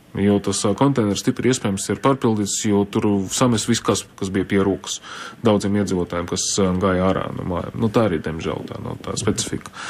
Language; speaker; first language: Latvian; non-native, local second language; Russian